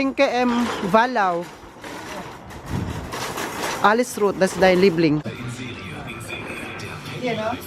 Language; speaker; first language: German; non-native, learner; Filipino